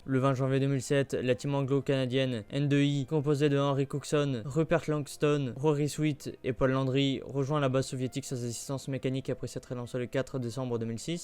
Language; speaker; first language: French; native; French